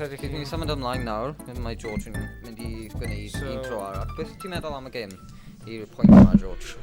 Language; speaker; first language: Welsh; non-native, local second language; English